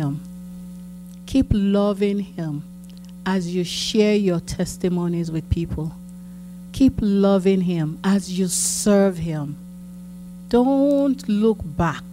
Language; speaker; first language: English; non-native, local second language; Yoruba